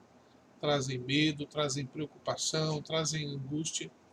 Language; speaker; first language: Portuguese; native; Portuguese